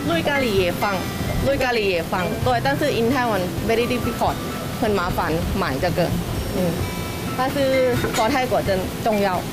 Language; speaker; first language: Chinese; non-native, learner; Thai